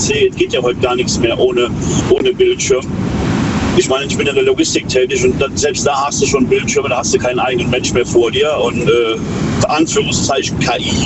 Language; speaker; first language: German; native; German